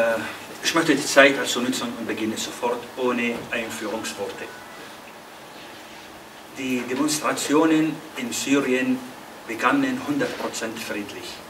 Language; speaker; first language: German; non-native, fluent; Arabic